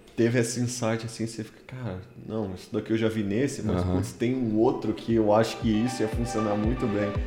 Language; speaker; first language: Portuguese; native; Portuguese